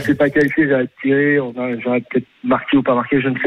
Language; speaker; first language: French; native; French